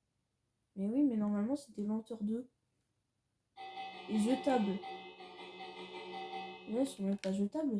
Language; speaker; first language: French; native; French